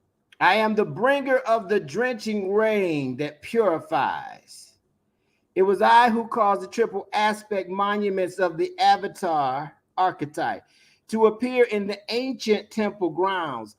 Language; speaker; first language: English; native; English